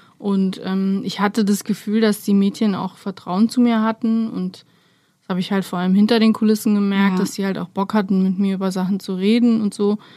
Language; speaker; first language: German; early bilingual, other home language; Romanian